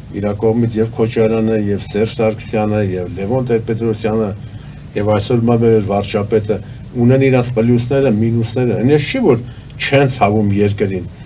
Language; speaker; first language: Armenian; native; Armenian